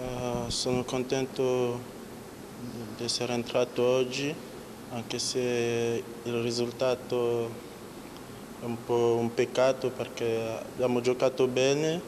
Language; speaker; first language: Italian; non-native, fluent; French